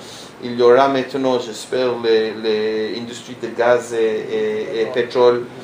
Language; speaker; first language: French; non-native, learner; Hebrew